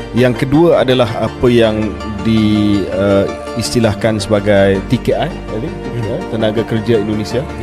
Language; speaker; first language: Malay; native; Malay